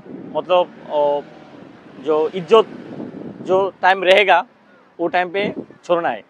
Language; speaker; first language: Hindi; non-native, learner; Bangla